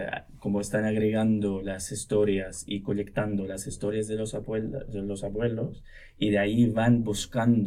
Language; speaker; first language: Spanish; non-native, local second language; Arabic